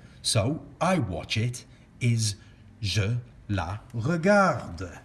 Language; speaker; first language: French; non-native, fluent; English